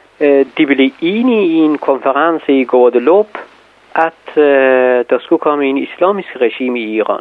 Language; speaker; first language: Danish; non-native, fluent; Persian